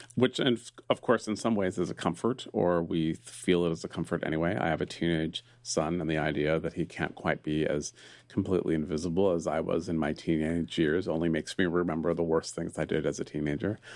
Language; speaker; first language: English; native; English